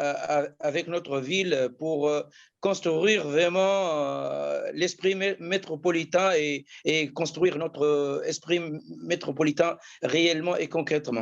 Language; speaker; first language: French; non-native, local second language; Arabic